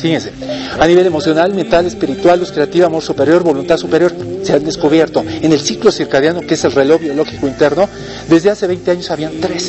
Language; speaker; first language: Spanish; native; Spanish